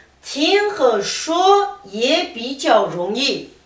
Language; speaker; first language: Chinese; non-native, fluent; Kazakh